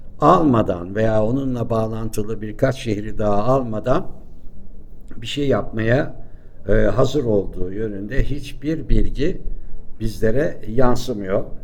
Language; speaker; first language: Turkish; native; Turkish